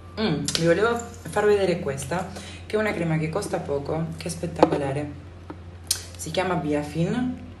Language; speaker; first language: Italian; non-native, fluent; Spanish